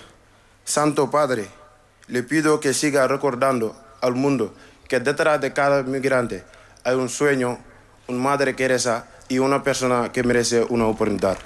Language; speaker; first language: Spanish; non-native, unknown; Wolof